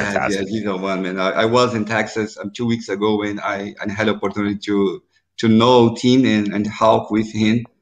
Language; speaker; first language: English; non-native, learner; Portuguese